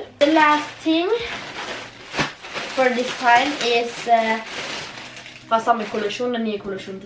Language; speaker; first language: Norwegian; native; Norwegian